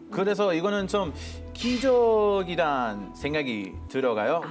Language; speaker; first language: Korean; non-native, fluent; Hebrew